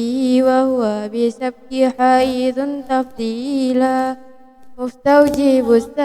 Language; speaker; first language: Arabic; non-native, learner; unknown